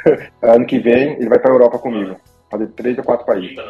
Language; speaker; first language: Portuguese; native; Portuguese